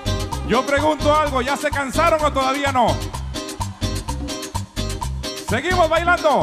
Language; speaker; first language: Spanish; native; Spanish